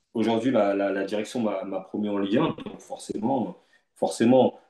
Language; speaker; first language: French; native; French